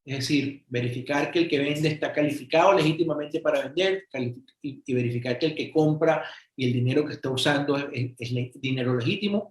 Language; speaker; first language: Spanish; native; Spanish